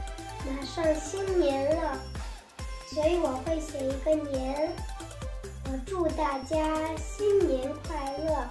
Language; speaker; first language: Chinese; non-native, learner; Polish